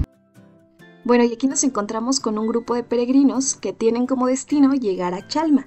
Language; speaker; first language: Spanish; native; Spanish